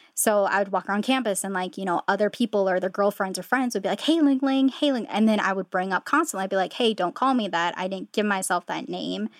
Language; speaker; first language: English; native; English